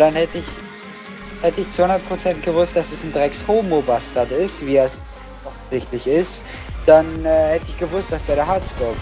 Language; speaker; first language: German; native; German